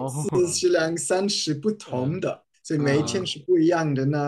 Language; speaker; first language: Chinese; non-native, fluent; German